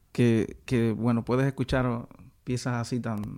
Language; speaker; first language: Spanish; native; Spanish